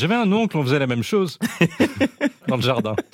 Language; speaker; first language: French; native; French